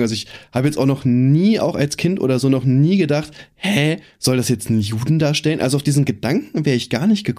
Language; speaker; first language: German; native; German